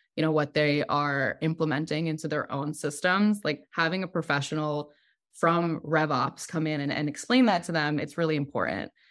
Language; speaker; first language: English; native; English